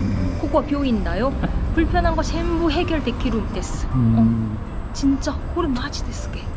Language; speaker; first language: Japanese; non-native, learner; Korean